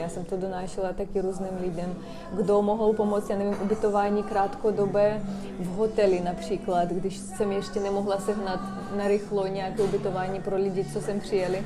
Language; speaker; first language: Czech; non-native, fluent; Russian